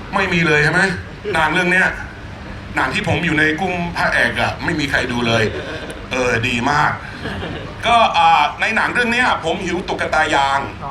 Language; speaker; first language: Thai; non-native, fluent; English